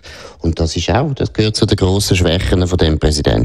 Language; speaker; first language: German; native; German